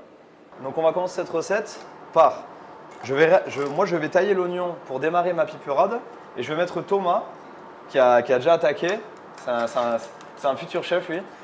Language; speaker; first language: French; native; French